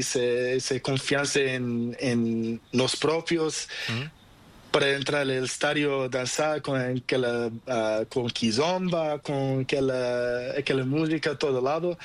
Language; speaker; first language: Spanish; non-native, learner; Portuguese